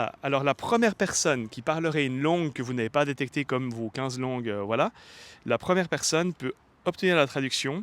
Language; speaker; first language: French; native; French